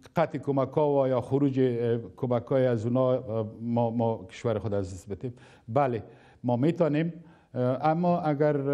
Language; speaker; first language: Persian; non-native, local second language; Pashto